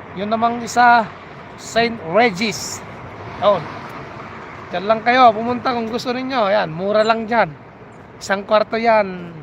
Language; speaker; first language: Filipino; non-native, local second language; Iloko